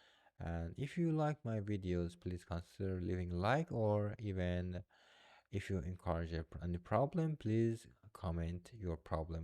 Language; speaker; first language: English; non-native, fluent; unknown